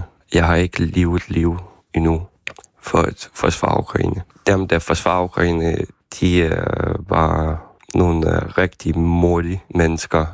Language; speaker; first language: Danish; non-native, fluent; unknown